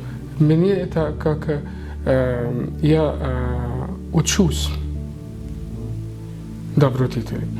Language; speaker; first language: Russian; non-native, learner; Arabic